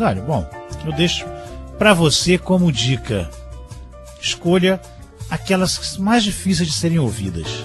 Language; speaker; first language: Portuguese; native; Portuguese